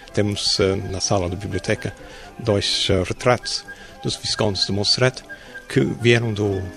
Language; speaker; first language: Portuguese; non-native, fluent; English